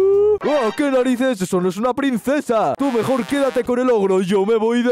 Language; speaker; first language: Spanish; native; Spanish